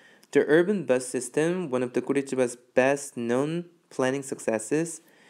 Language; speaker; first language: English; non-native, fluent; Korean